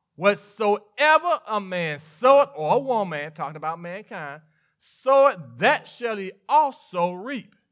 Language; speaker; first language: English; native; English